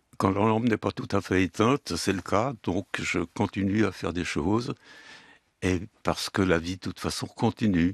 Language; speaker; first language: French; early bilingual, other home language; Yiddish